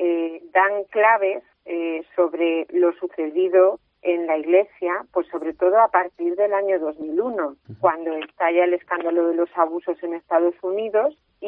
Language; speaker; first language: Spanish; native; Spanish